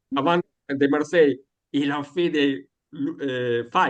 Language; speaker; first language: French; non-native, fluent; Italian